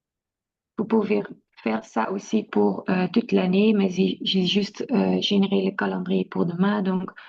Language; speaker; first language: French; non-native, local second language; Dutch